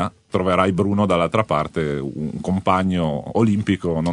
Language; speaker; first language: Italian; native; Italian